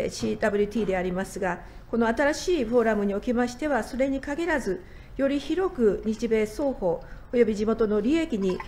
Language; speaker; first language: Japanese; native; Japanese